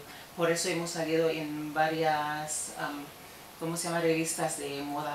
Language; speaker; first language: Spanish; non-native, fluent; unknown